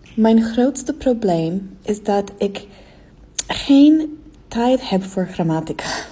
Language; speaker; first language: Dutch; non-native, learner; English